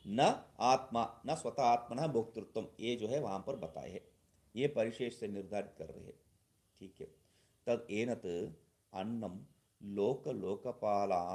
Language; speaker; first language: Hindi; non-native, local second language; Tamil